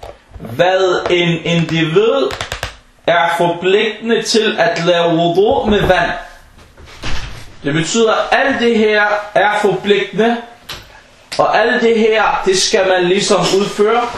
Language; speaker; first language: Danish; non-native, fluent; Arabic